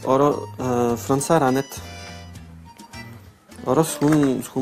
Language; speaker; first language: Mongolian; non-native, learner; French